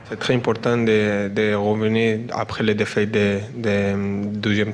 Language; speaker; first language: French; non-native, learner; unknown